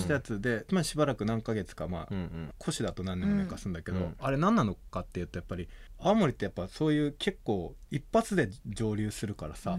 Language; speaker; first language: Japanese; native; Japanese